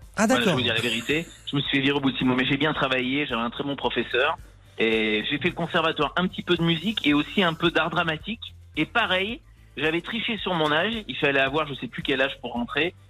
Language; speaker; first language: French; native; French